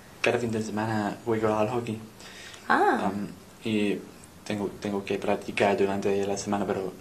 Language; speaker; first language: Spanish; non-native, learner; English